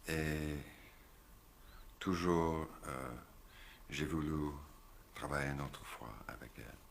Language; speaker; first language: French; non-native, learner; English